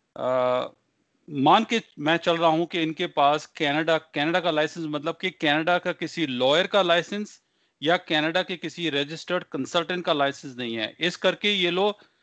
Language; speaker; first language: Hindi; non-native, local second language; Punjabi